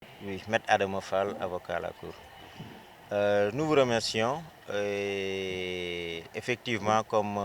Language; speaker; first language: French; non-native, local second language; Wolof